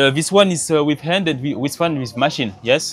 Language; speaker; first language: English; non-native, learner; French